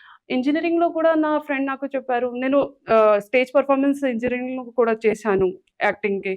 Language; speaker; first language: Telugu; non-native, learner; Hindi